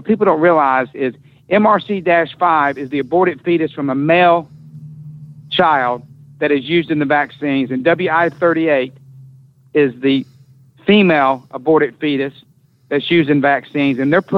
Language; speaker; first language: English; native; English